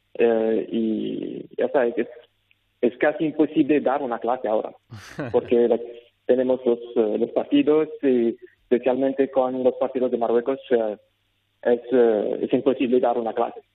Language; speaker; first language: Spanish; non-native, learner; Arabic